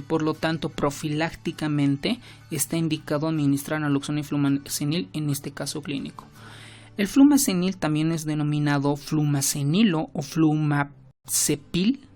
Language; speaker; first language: Spanish; native; Spanish